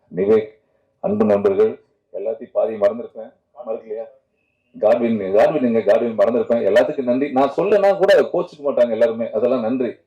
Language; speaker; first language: Tamil; native; Tamil